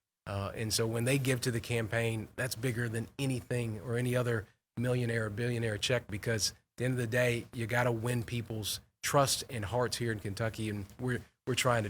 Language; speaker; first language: English; native; English